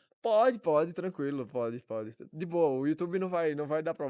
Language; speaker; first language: Portuguese; native; Portuguese